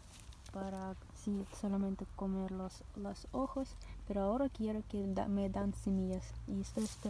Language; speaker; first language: Spanish; non-native, learner; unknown